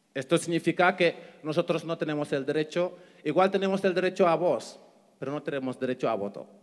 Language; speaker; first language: Spanish; non-native, fluent; Wolof